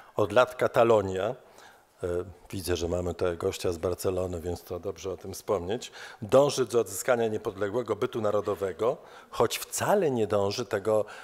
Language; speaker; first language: Polish; native; Polish